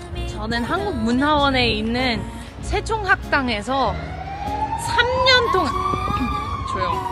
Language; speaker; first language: Korean; non-native, fluent; French